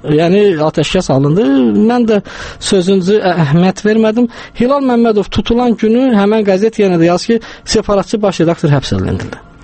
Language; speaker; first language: Azerbaijani; non-native, local second language; Talysh